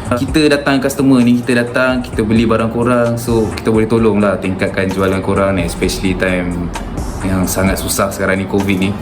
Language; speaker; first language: Malay; native; Malay